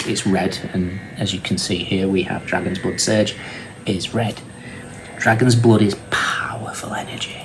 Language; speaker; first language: English; native; English